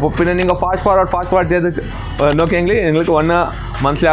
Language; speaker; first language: Malayalam; non-native, fluent; Tamil